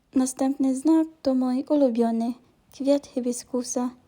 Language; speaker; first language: Polish; non-native, learner; Filipino